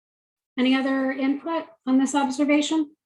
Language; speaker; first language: English; native; English